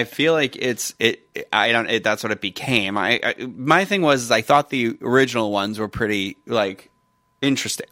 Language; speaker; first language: English; native; English